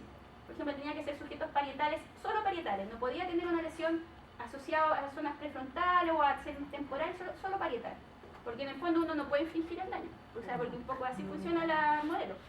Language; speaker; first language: Spanish; native; Spanish